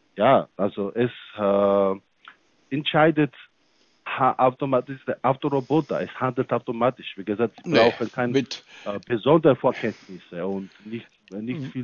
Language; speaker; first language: German; non-native, fluent; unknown